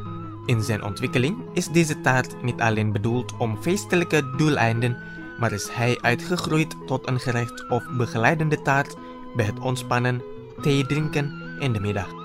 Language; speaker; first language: Dutch; non-native, fluent; Indonesian